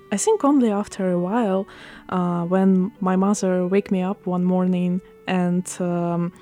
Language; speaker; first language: English; non-native, fluent; Russian